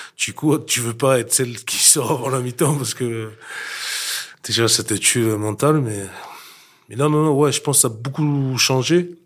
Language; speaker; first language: French; non-native, fluent; English